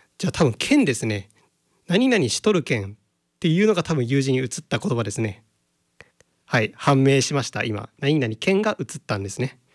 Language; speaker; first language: Japanese; native; Japanese